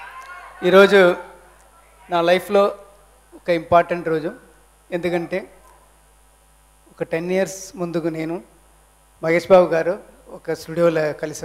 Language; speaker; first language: Telugu; non-native, learner; Tamil